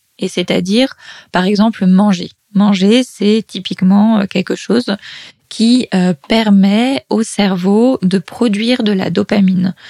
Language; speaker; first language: French; native; French